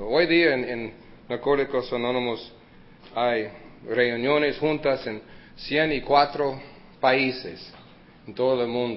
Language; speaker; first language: Spanish; early bilingual, heritage; Spanish